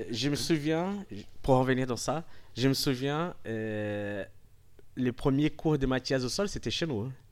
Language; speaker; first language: French; non-native, fluent; Portuguese